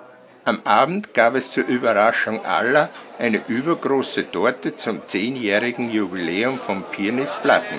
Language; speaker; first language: German; native; German